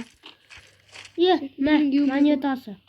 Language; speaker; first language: Turkish; non-native, learner; Kazakh